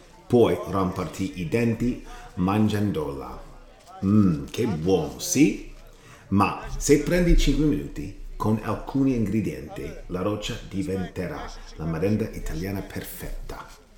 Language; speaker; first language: Italian; non-native, learner; English